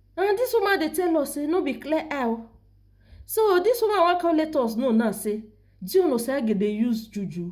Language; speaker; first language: Nigerian Pidgin; non-native, local second language; Yoruba